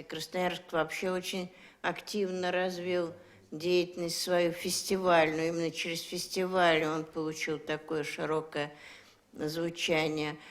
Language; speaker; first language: Russian; native; Russian